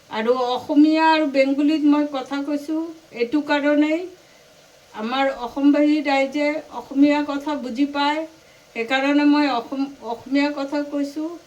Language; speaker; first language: Assamese; non-native, local second language; Bangla